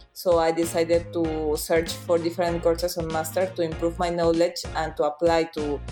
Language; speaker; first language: English; non-native, fluent; Spanish